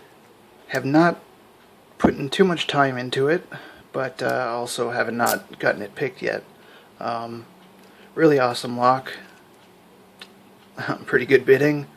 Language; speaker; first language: English; native; English